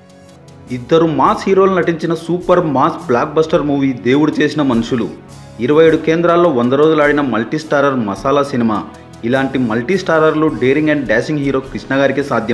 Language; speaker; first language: Telugu; native; Telugu